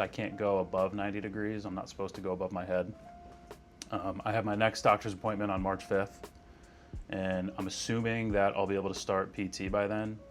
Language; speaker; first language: English; native; English